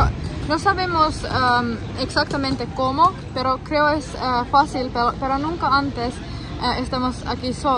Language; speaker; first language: Spanish; non-native, learner; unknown